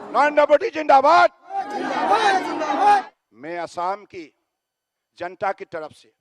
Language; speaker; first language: Hindi; non-native, local second language; Assamese